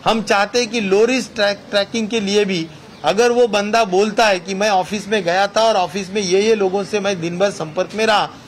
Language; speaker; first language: Hindi; non-native, local second language; Marathi